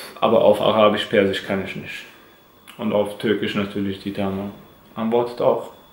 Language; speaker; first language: German; non-native, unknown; Central Kurdish